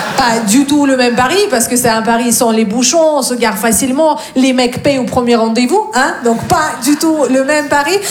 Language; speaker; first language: French; non-native, fluent; Russian